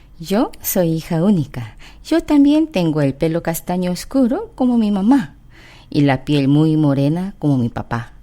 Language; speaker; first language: Spanish; non-native, fluent; Korean